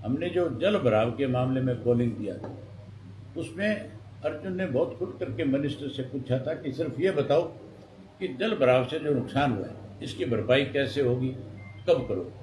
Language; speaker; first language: Hindi; native; Hindi